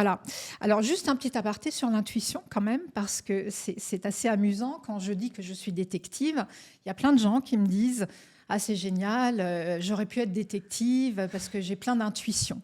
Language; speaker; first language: French; native; French